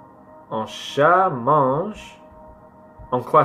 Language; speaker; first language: French; non-native, learner; English